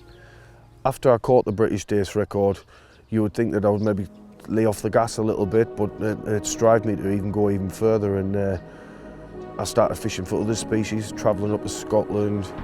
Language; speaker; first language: English; native; English